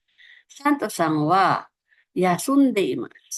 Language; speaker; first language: Japanese; non-native, fluent; Filipino